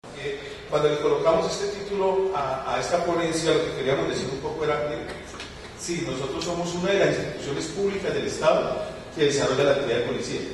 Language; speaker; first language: Spanish; native; Spanish